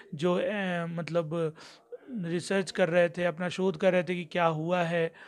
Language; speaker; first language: Hindi; native; Hindi